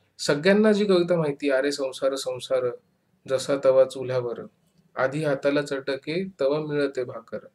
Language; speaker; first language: Marathi; native; Marathi